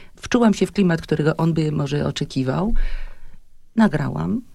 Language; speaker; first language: Polish; native; Polish